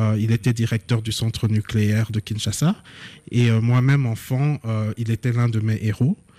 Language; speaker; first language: French; non-native, local second language; Lingala